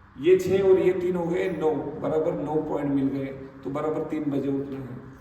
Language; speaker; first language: Hindi; non-native, local second language; Marathi